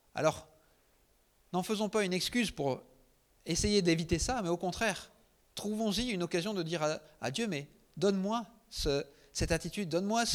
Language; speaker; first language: French; native; French